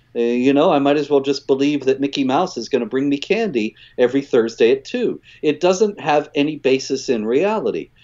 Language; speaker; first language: English; native; English